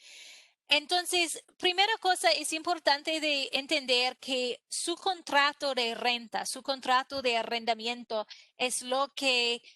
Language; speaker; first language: Spanish; non-native, fluent; English